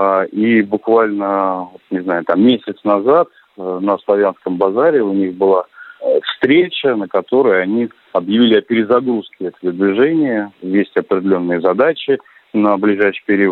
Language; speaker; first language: Russian; native; Russian